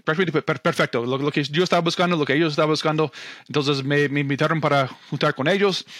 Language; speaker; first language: Spanish; non-native, fluent; English